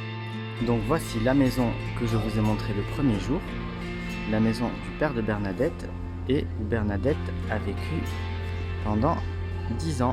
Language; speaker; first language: French; native; French